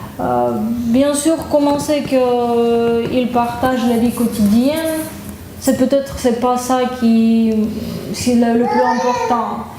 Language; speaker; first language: French; non-native, fluent; Russian